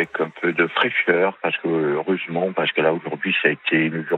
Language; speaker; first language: French; native; French